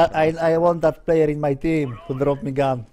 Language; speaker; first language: English; non-native, learner; Polish